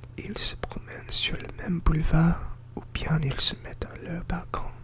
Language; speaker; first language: French; non-native, learner; English